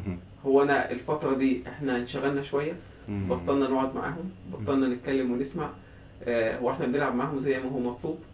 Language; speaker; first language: Arabic; native; Arabic